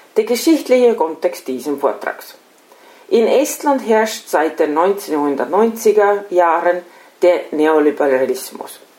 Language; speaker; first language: German; non-native, fluent; Estonian